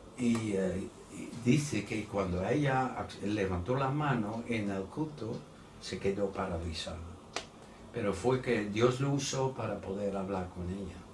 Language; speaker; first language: Spanish; non-native, fluent; Dutch